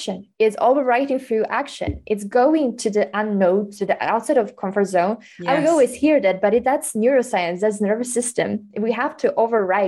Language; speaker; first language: English; non-native, fluent; Slovak